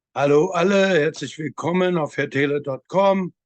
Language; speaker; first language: German; non-native, fluent; English